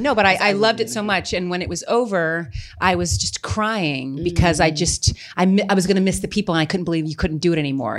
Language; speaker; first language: English; native; English